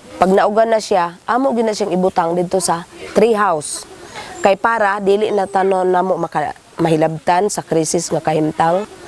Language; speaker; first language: Cebuano; non-native, local second language; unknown